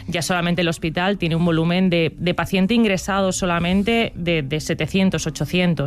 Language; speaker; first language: Spanish; native; Spanish